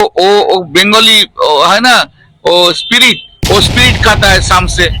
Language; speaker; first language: Hindi; non-native, local second language; Bangla